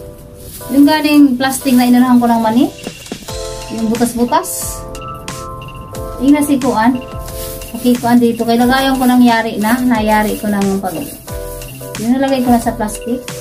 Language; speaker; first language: Filipino; non-native, local second language; Cebuano